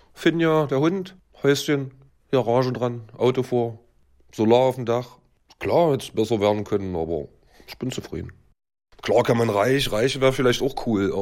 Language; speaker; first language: German; native; German